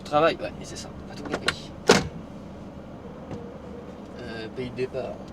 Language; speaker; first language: French; native; French